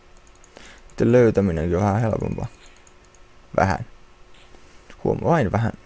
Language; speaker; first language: Finnish; native; Finnish